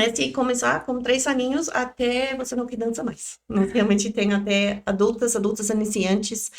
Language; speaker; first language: Portuguese; non-native, learner; English